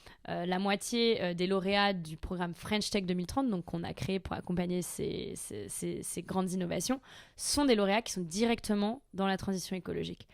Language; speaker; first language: French; native; French